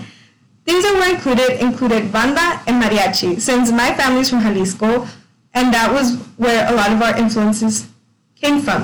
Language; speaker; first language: English; native; English